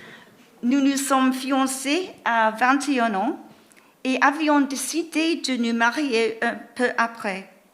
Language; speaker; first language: French; non-native, fluent; English